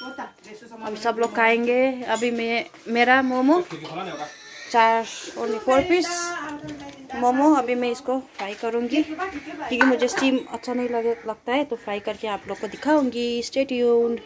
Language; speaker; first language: Hindi; non-native, local second language; Nepali